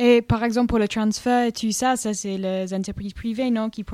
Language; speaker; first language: French; non-native, learner; English